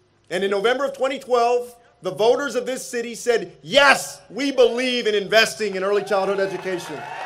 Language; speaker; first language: English; early bilingual, other home language; Spanish